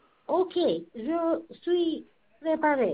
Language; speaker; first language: French; non-native, learner; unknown